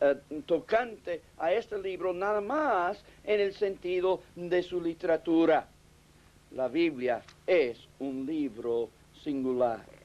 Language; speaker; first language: Spanish; non-native, fluent; English